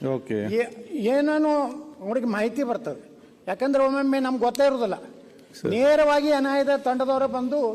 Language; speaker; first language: Kannada; native; Kannada